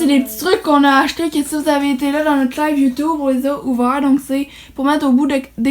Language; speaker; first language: French; native; French